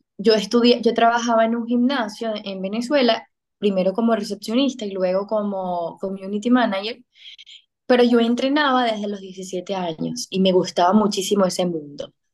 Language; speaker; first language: Spanish; native; Spanish